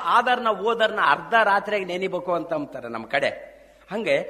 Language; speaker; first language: Kannada; native; Kannada